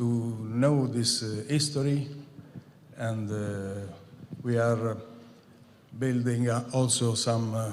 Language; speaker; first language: English; non-native, fluent; Italian